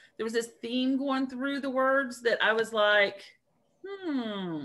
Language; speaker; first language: English; native; English